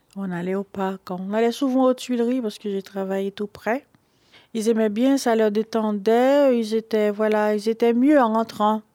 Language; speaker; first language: French; non-native, local second language; Haitian Creole